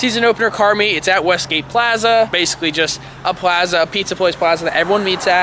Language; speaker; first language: English; native; English